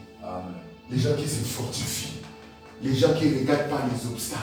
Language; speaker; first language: French; non-native, local second language; Lingala